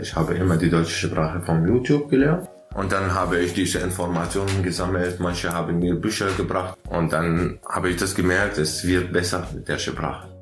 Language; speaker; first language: German; non-native, fluent; Arabic